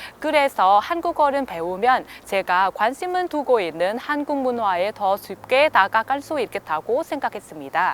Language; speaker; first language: Korean; non-native, fluent; Vietnamese